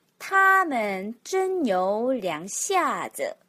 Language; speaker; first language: Chinese; non-native, fluent; Korean